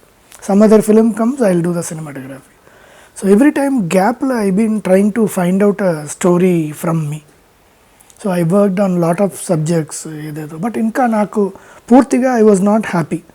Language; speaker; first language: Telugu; non-native, fluent; Tamil